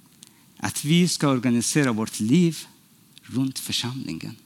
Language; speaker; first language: Swedish; non-native, fluent; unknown